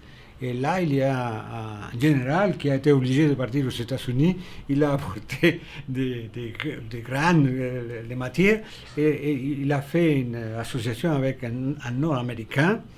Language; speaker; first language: French; non-native, fluent; Spanish